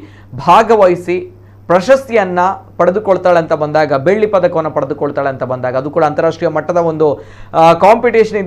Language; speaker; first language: Kannada; native; Kannada